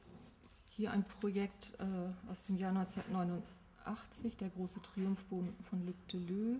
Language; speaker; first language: German; native; German